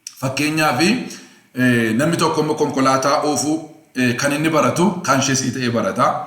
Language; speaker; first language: Oromo; non-native, local second language; Amharic